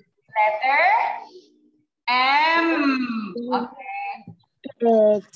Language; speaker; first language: English; non-native, learner; Indonesian